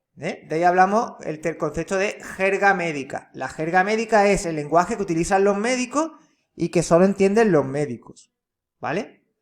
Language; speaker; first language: Spanish; native; Spanish